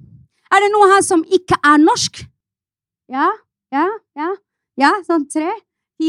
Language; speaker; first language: Norwegian; non-native, fluent; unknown